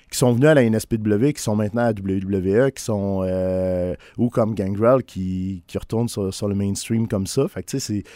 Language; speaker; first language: French; native; French